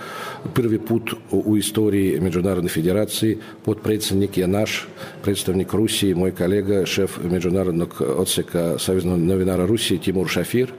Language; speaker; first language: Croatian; non-native, fluent; Russian